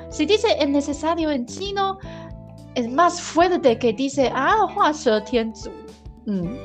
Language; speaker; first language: Spanish; non-native, learner; Chinese